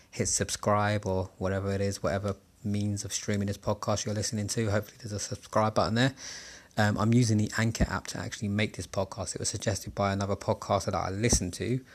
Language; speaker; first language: English; native; English